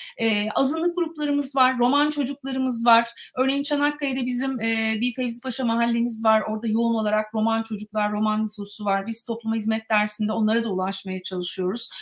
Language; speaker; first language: Turkish; native; Turkish